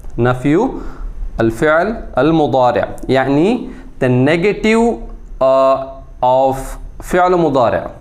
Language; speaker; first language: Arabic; non-native, fluent; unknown